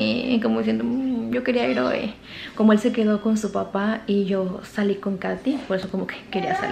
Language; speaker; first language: Spanish; native; Spanish